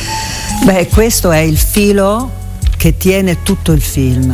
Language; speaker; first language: Italian; native; Italian